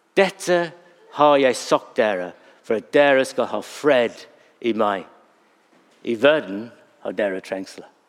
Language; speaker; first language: Norwegian; non-native, fluent; English